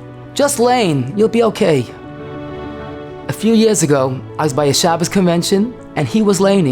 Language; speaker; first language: English; native; English